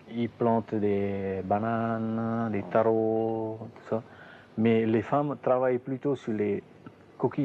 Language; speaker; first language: French; non-native, local second language; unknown